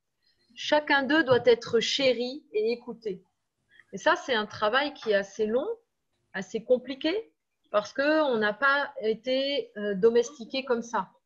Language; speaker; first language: French; native; French